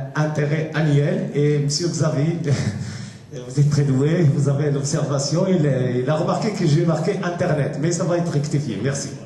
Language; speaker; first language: French; non-native, local second language; Arabic